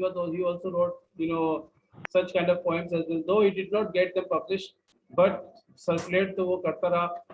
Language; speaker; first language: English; non-native, local second language; Urdu